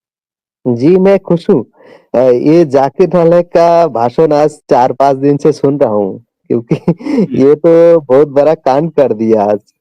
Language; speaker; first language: Hindi; non-native, local second language; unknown